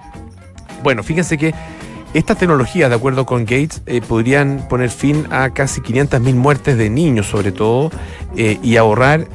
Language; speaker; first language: Spanish; native; Spanish